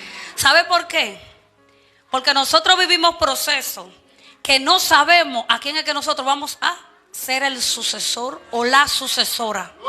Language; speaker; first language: Spanish; native; Spanish